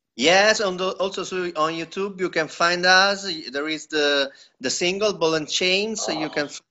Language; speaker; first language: English; non-native, learner; Italian